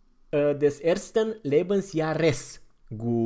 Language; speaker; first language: German; non-native, fluent; Romanian